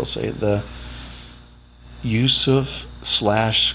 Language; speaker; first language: English; native; English